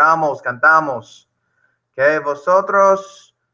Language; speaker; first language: Spanish; non-native, fluent; English